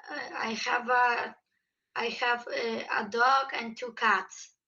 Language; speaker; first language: English; non-native, fluent; Polish